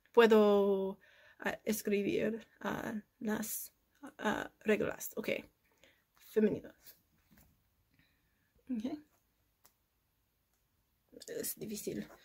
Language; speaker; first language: Spanish; non-native, learner; English